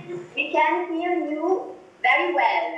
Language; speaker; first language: English; non-native, learner; Italian